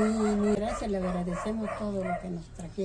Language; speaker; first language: Spanish; native; Spanish